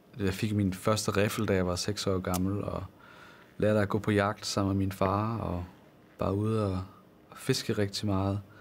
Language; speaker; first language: Danish; native; Danish